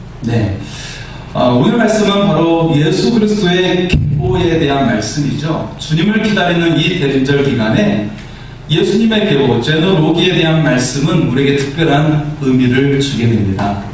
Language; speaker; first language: Korean; native; Korean